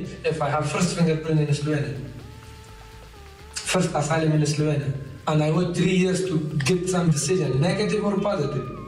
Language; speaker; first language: English; non-native, learner; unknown